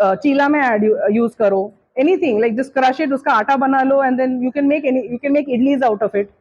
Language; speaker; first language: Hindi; non-native, local second language; Bangla